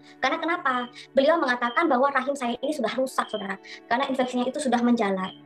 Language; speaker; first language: Indonesian; non-native, local second language; Madurese